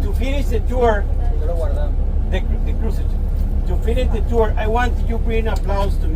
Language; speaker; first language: English; non-native, learner; Spanish